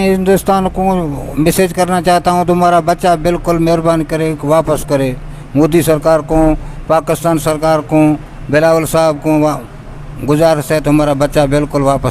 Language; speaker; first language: Hindi; non-native, local second language; Baluchi